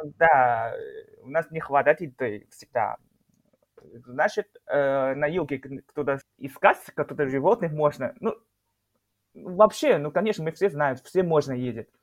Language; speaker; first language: Russian; non-native, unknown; Chinese